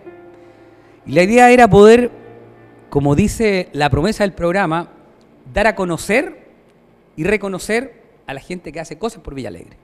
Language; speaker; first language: Spanish; native; Spanish